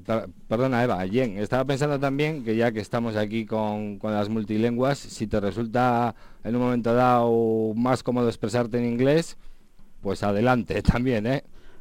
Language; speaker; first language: Spanish; native; Spanish